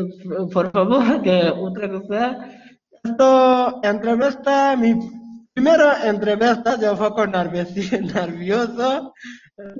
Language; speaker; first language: Spanish; non-native, learner; Bangla